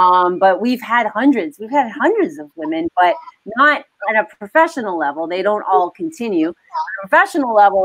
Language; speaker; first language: English; native; English